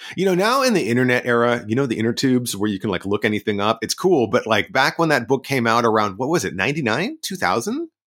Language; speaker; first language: English; native; English